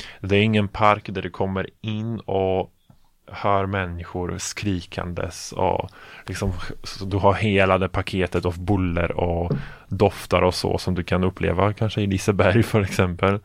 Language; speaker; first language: Swedish; non-native, fluent; Polish